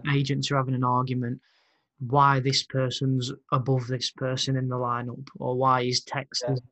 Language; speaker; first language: English; native; English